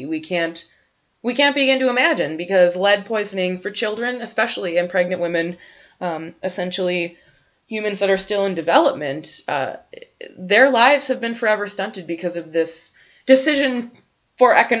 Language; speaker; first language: English; native; English